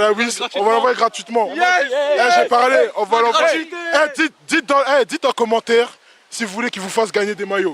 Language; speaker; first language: French; native; French